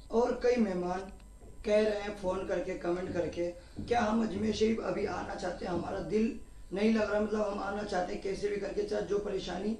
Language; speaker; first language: Hindi; native; Hindi